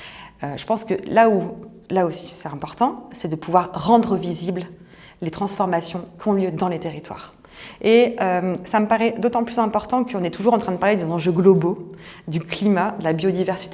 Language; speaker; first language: French; native; French